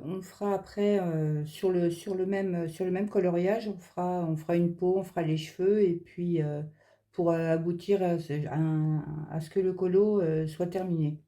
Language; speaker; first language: French; native; French